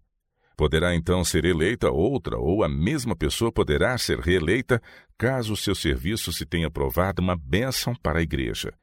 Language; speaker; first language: Portuguese; native; Portuguese